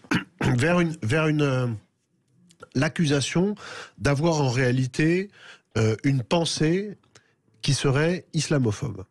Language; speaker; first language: French; native; French